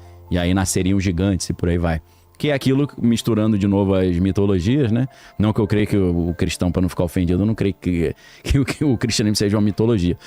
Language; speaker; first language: Portuguese; native; Portuguese